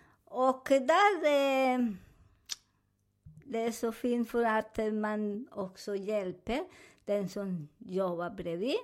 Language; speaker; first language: Swedish; non-native, learner; Spanish